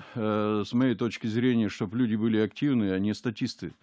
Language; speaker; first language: Russian; native; Russian